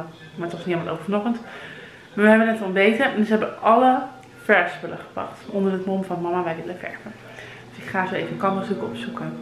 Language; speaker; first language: Dutch; native; Dutch